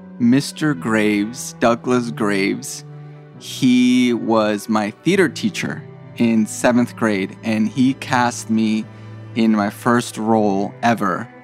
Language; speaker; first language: English; early bilingual, other home language; Spanish